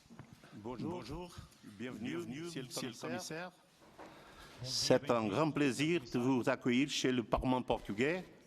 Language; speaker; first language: French; non-native, fluent; Portuguese